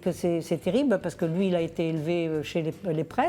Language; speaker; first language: French; native; French